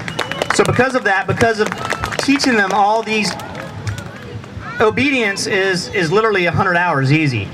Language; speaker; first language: English; native; English